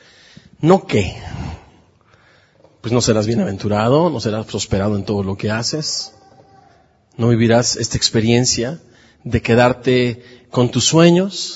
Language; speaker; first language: Spanish; native; Spanish